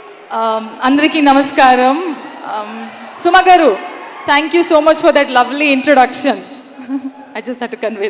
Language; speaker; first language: Telugu; non-native, learner; Kannada